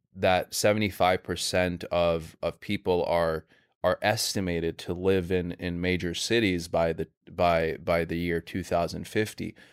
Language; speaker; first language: English; non-native, fluent; Swedish